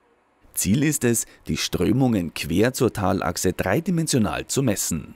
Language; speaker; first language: German; native; German